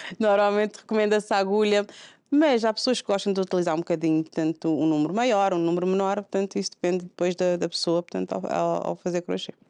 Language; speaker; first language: Portuguese; non-native, local second language; Kabuverdianu